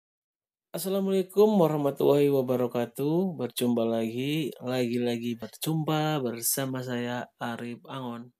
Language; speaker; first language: Indonesian; native; Indonesian